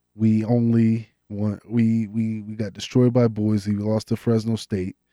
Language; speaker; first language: English; native; English